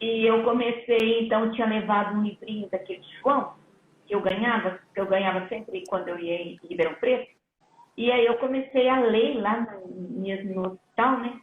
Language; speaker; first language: Portuguese; native; Portuguese